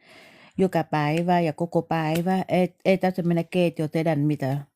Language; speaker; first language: Finnish; non-native, learner; Vietnamese